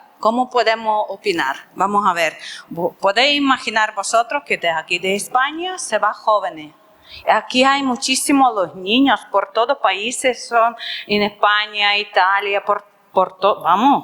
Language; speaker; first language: Spanish; non-native, fluent; Ukrainian